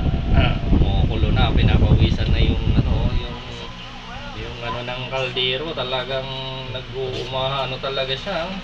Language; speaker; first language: Filipino; non-native, local second language; Hiligaynon